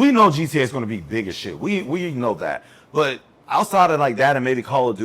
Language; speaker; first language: English; native; English